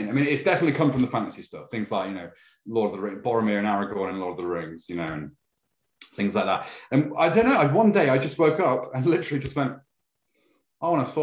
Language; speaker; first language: English; native; English